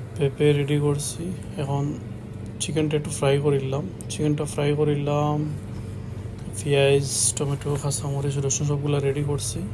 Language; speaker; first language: Bangla; non-native, local second language; Sylheti